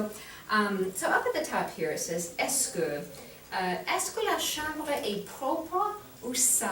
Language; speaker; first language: French; non-native, fluent; English